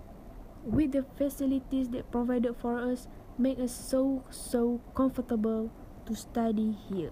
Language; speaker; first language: English; non-native, local second language; Malay